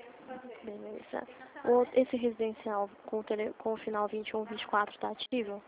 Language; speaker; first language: Portuguese; native; Portuguese